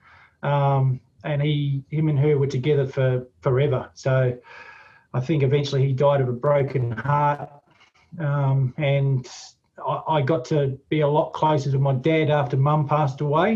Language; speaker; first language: English; native; English